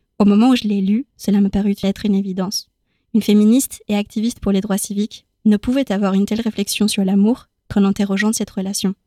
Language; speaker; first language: French; native; French